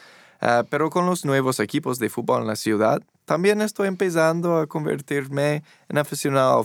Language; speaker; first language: Spanish; non-native, fluent; English